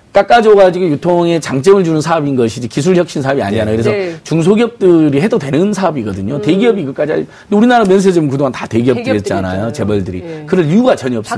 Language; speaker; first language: Korean; native; Korean